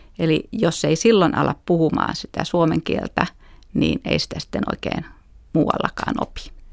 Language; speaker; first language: Finnish; native; Finnish